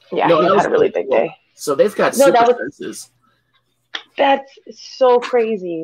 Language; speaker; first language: English; native; English